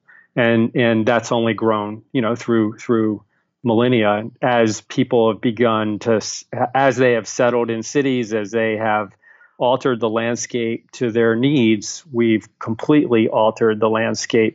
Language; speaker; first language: English; native; English